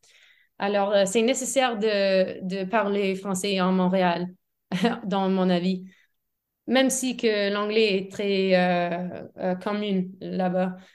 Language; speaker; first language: French; non-native, fluent; English